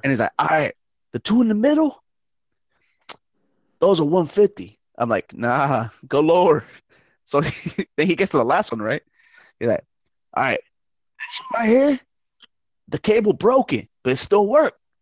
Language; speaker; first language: English; early bilingual, other home language; Spanish